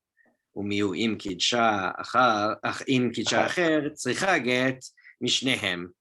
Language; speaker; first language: Hebrew; non-native, fluent; English